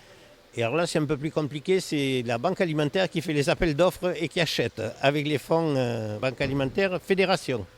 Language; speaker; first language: French; native; French